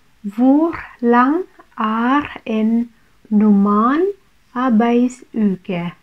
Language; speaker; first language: Norwegian; non-native, fluent; Thai